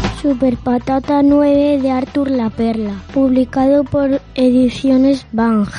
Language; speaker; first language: Spanish; native; Spanish